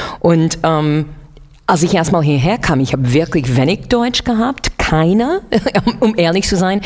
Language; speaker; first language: German; non-native, fluent; English